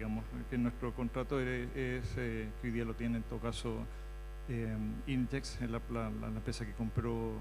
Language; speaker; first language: Spanish; native; Spanish